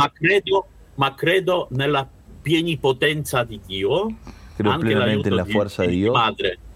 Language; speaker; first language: Italian; non-native, learner; Russian